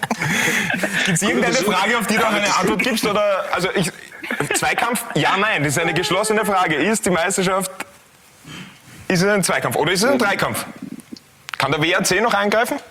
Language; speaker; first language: German; native; German